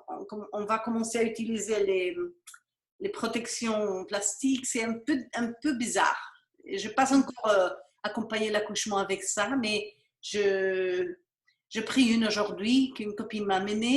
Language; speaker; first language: French; non-native, fluent; Spanish